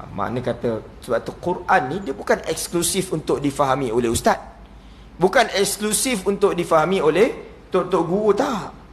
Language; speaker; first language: Malay; native; Malay